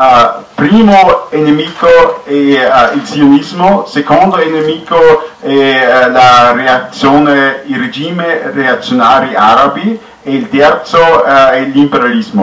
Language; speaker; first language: Italian; non-native, fluent; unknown